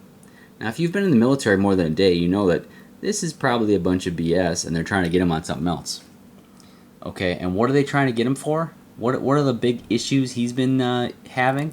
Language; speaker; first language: English; native; English